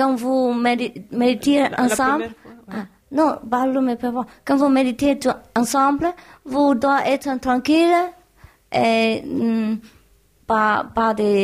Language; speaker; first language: French; non-native, learner; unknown